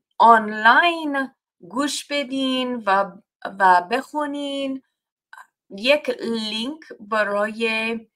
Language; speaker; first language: Tajik; non-native, learner; English